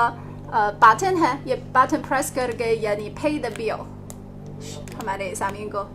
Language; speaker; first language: Urdu; non-native, fluent; Chinese